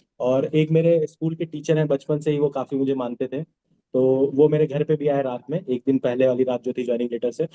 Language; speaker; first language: Hindi; non-native, local second language; Bhojpuri